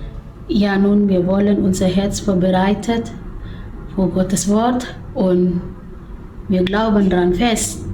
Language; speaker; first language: German; non-native, learner; Indonesian